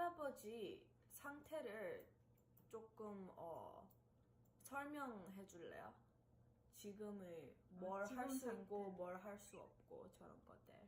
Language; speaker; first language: Korean; early bilingual, heritage; English